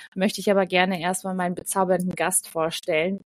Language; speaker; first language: German; native; German